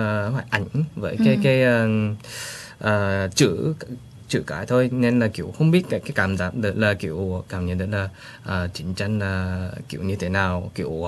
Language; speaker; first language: Vietnamese; early bilingual, heritage; Vietnamese